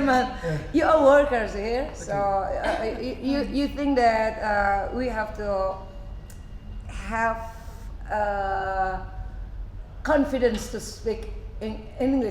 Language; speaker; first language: English; non-native, fluent; Indonesian